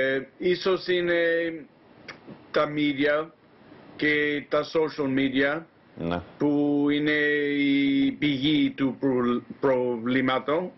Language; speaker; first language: Greek; non-native, fluent; English